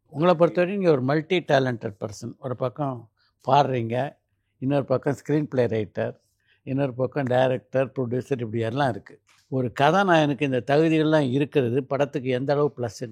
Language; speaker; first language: Tamil; native; Tamil